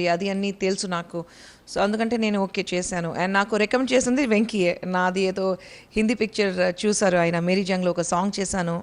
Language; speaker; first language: Telugu; non-native, local second language; Hindi